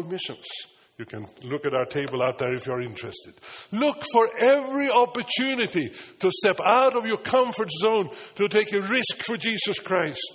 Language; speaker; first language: English; non-native, fluent; Swedish